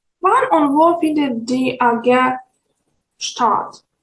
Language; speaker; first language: German; non-native, fluent; Ukrainian